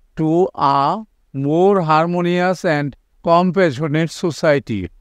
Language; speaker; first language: English; non-native, local second language; Bangla